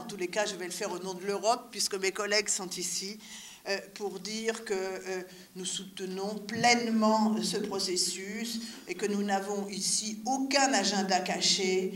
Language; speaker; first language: French; native; French